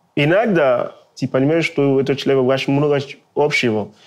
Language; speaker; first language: Russian; non-native, fluent; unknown